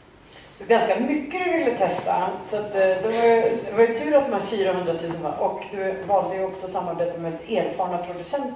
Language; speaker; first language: Swedish; native; Swedish